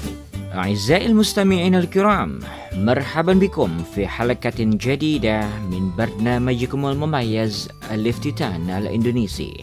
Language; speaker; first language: Arabic; non-native, fluent; Indonesian